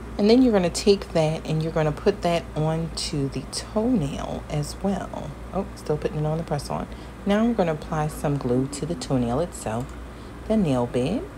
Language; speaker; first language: English; native; English